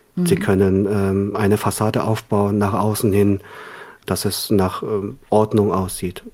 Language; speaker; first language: German; early bilingual, other home language; Korean